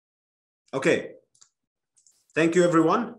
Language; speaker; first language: English; non-native, fluent; Arabic